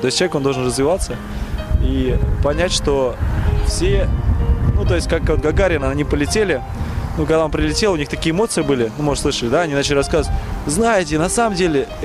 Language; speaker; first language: Russian; native; Russian